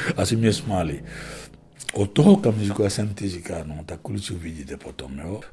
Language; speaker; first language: Czech; non-native, fluent; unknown